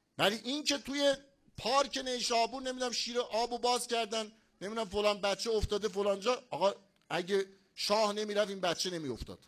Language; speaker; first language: Persian; non-native, local second language; Azerbaijani